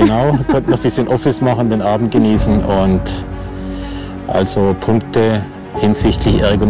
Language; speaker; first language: German; native; German